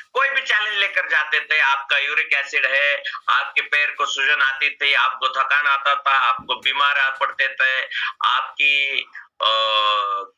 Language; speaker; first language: Hindi; non-native, local second language; Marathi